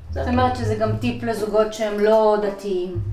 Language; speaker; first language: Hebrew; non-native, fluent; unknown